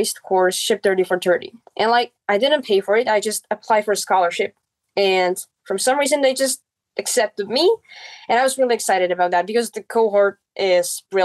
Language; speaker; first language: English; non-native, fluent; Czech